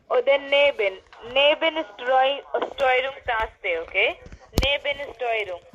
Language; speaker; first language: German; non-native, learner; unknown